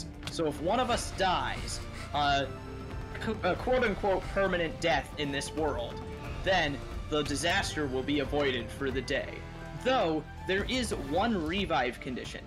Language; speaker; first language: English; native; English